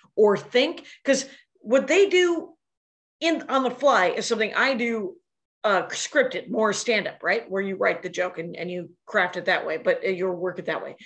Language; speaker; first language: English; native; English